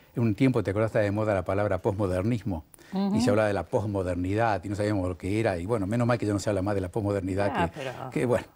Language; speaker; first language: Spanish; native; Spanish